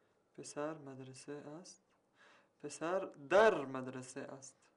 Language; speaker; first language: Persian; non-native, learner; Arabic